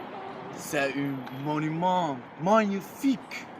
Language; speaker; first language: French; non-native, learner; Dutch